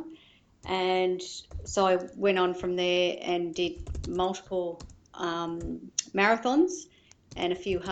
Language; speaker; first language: English; native; English